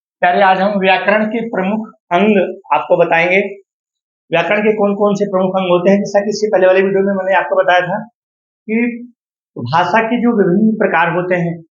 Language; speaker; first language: Hindi; native; Hindi